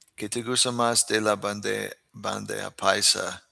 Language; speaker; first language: Spanish; non-native, learner; English